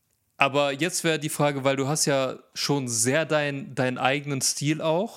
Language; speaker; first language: German; native; German